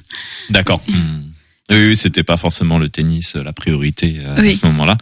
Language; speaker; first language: French; native; French